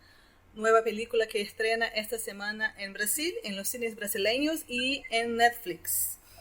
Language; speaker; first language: Spanish; non-native, fluent; Portuguese